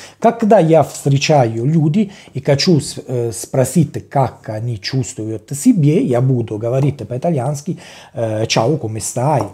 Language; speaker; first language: Russian; non-native, learner; Italian